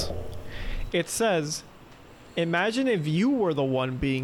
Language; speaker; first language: English; non-native, fluent; Spanish